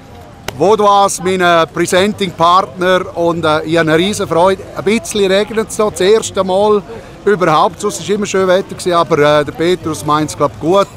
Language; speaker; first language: German; native; German